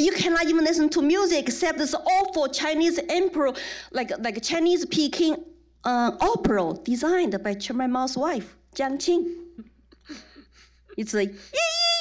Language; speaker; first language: English; non-native, fluent; Chinese